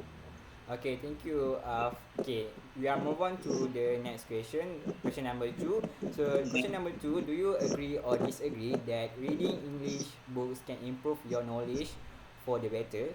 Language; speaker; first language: English; non-native, local second language; Malay